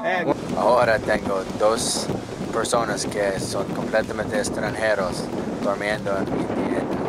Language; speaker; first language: Spanish; non-native, learner; English